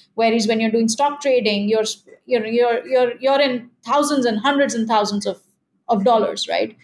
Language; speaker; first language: English; non-native, local second language; Hindi